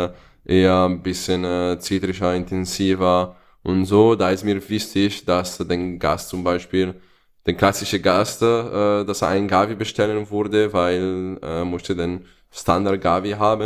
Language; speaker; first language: German; non-native, fluent; Italian